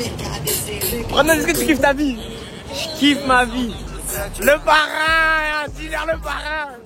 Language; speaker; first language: French; native; French